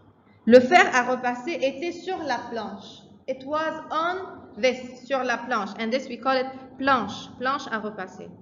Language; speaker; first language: French; non-native, fluent; Arabic